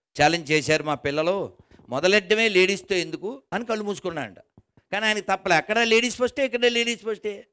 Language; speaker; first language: Telugu; native; Telugu